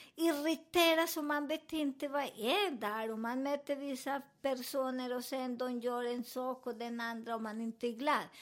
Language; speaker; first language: Swedish; non-native, learner; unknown